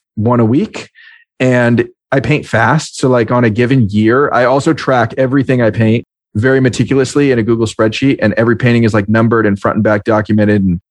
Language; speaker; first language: English; native; English